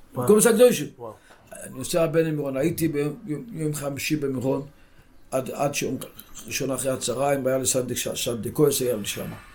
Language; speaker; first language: Hebrew; non-native, local second language; Yiddish